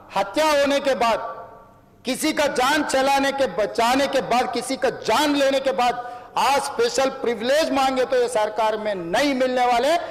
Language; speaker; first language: Hindi; non-native, local second language; Telugu